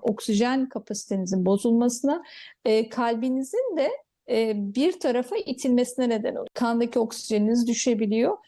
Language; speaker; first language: Turkish; native; Turkish